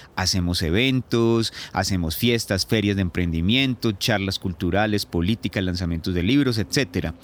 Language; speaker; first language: Spanish; native; Spanish